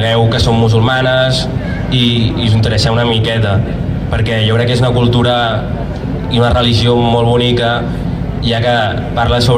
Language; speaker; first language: Catalan; early bilingual, other home language; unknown